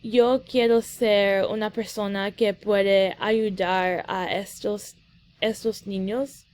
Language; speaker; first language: Spanish; early bilingual, heritage; English